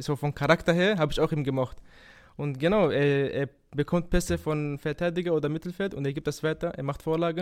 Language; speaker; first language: German; non-native, fluent; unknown